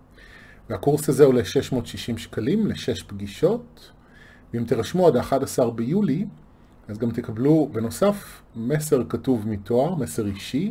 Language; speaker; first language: Hebrew; native; Hebrew